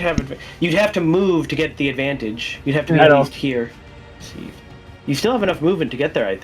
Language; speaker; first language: English; native; English